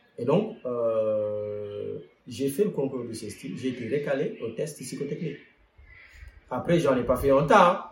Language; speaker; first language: French; non-native, local second language; Wolof